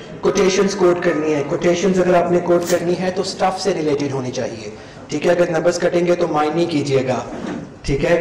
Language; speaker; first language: Urdu; non-native, local second language; Punjabi